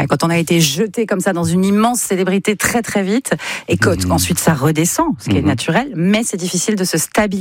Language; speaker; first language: French; native; French